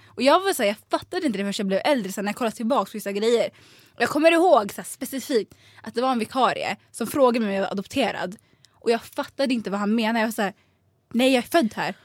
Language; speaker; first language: Swedish; native; Swedish